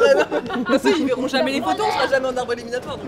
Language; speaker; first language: French; native; French